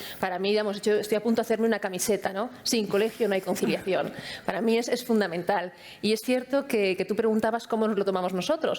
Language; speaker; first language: Spanish; native; Spanish